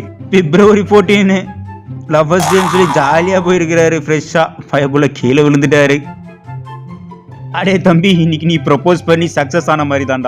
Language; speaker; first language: Tamil; native; Tamil